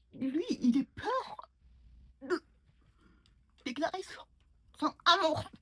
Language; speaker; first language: French; non-native, learner; Mongolian